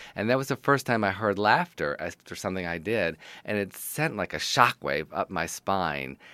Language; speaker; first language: English; native; English